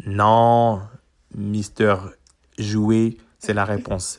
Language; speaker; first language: French; native; French